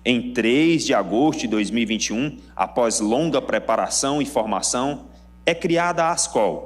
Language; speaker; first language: Portuguese; native; Portuguese